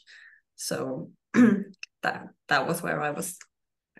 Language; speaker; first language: English; non-native, fluent; Finnish